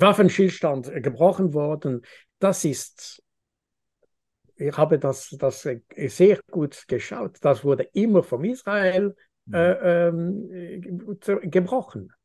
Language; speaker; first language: German; non-native, fluent; French